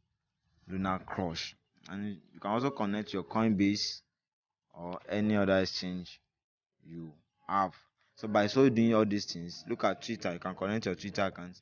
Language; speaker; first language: English; non-native, local second language; Yoruba